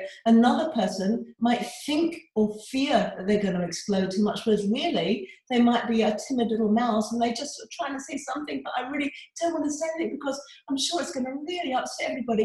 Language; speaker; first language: English; native; English